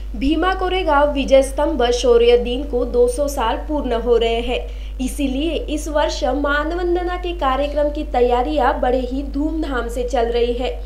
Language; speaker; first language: Hindi; non-native, local second language; Marathi